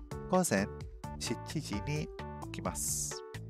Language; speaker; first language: Japanese; non-native, learner; English